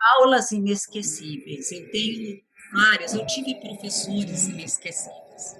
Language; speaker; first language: Portuguese; early bilingual, other home language; French